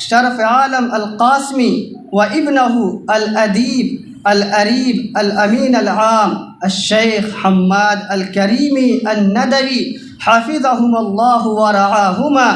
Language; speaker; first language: Arabic; non-native, fluent; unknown